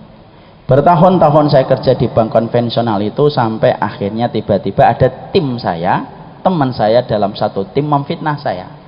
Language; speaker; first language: Indonesian; native; Indonesian